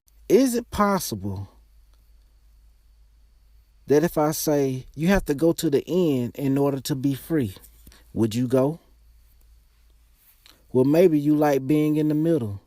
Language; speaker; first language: English; native; English